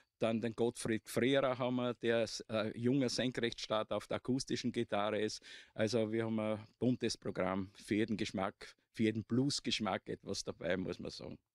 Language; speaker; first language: German; native; German